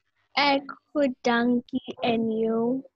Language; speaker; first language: Afrikaans; non-native, local second language; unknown